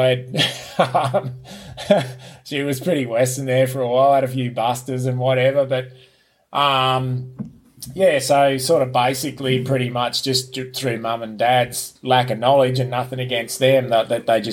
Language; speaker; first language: English; native; English